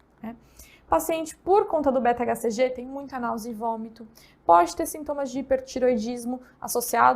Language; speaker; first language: Portuguese; native; Portuguese